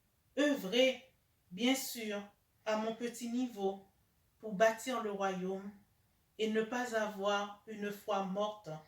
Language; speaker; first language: French; native; French